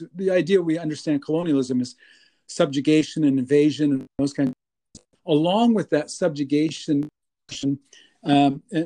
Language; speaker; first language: English; native; English